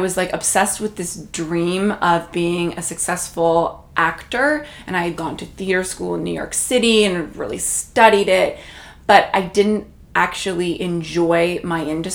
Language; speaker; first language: English; native; English